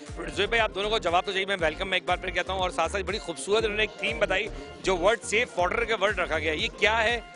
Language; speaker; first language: Urdu; native; Urdu